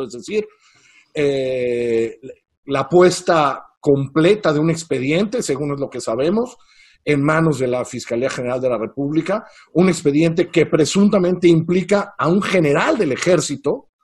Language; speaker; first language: Spanish; native; Spanish